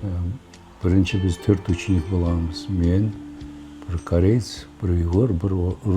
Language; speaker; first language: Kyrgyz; non-native, fluent; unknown